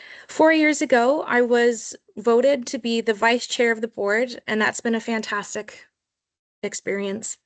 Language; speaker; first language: English; native; English